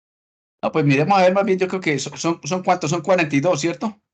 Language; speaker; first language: Spanish; native; Spanish